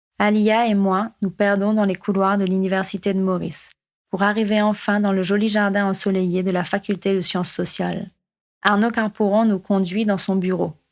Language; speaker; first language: French; non-native, local second language; Morisyen